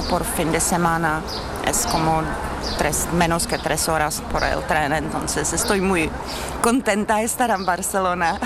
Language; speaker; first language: Spanish; non-native, fluent; Czech